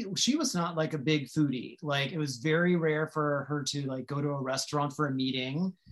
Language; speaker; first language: English; native; English